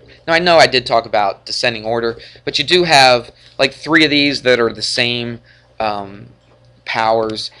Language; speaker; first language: English; native; English